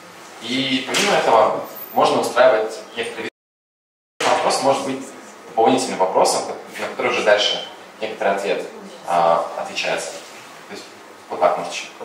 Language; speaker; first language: Russian; native; Russian